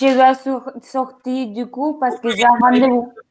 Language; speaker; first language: French; non-native, fluent; Spanish